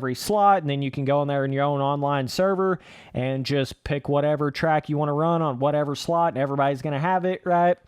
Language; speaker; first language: English; native; English